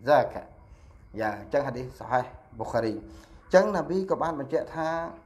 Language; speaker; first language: Khmer; non-native, local second language; Eastern Cham